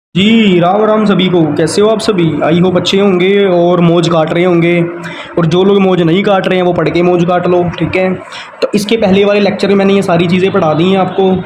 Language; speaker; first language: Hindi; native; Hindi